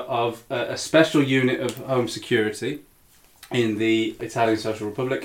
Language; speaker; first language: English; native; English